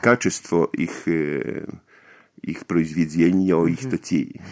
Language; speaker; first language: Russian; non-native, fluent; Polish